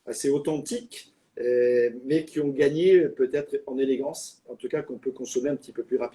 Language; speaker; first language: French; native; French